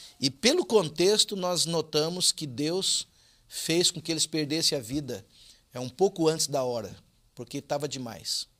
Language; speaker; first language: Portuguese; native; Portuguese